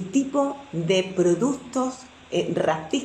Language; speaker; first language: Spanish; native; Spanish